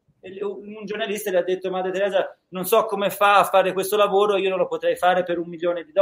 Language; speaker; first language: Italian; early bilingual, heritage; Italian